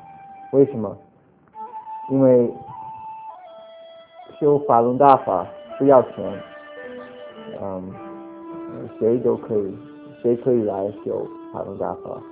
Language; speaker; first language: Chinese; non-native, learner; English